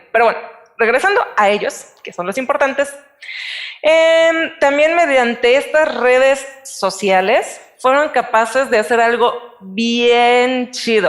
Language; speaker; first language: Spanish; native; Spanish